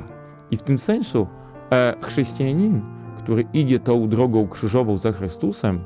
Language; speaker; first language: Polish; non-native, fluent; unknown